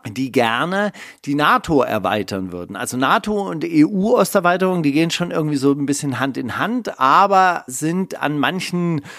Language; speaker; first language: German; native; German